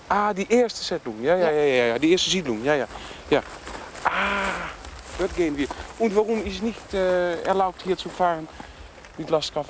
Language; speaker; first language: Dutch; native; Dutch